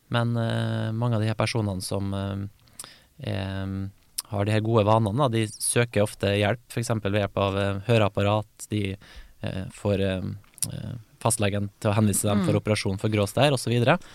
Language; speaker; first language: Norwegian; native; Norwegian